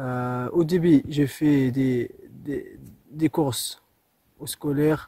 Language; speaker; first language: French; non-native, local second language; Arabic